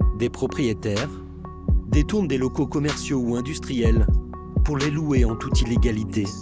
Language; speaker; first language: French; native; French